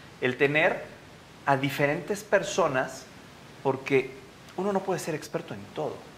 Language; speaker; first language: Spanish; native; Spanish